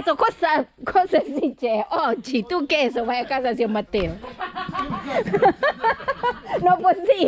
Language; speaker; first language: Italian; non-native, learner; Thai